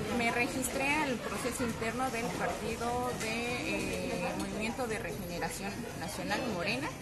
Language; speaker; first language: Spanish; non-native, local second language; Tzotzil